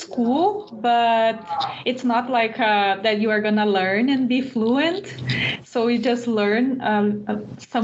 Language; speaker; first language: English; non-native, fluent; Portuguese